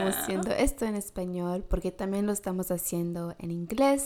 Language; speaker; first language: Spanish; early bilingual, heritage; Spanish